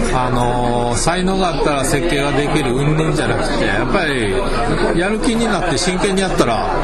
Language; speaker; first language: Japanese; native; Japanese